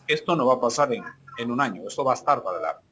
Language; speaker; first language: Spanish; native; Spanish